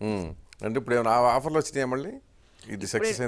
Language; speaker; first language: Telugu; native; Telugu